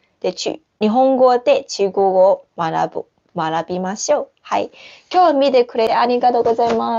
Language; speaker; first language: Japanese; non-native, fluent; Chinese